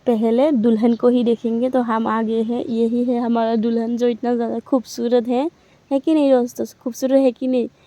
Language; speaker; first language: Hindi; non-native, local second language; Assamese